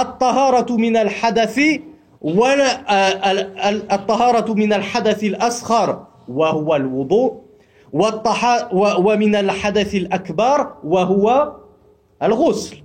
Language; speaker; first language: Arabic; non-native, fluent; French